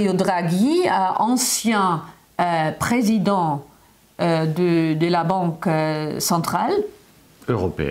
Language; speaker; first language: French; non-native, fluent; German